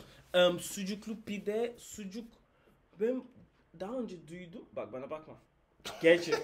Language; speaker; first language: Turkish; non-native, fluent; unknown